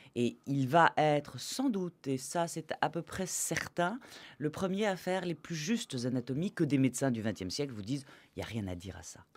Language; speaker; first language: French; native; French